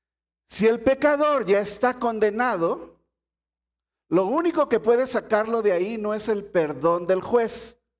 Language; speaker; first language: Spanish; native; Spanish